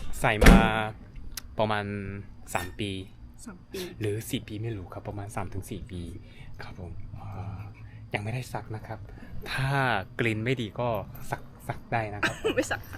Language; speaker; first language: Thai; non-native, fluent; Korean